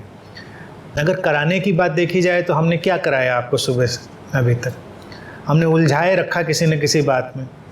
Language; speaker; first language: Hindi; native; Hindi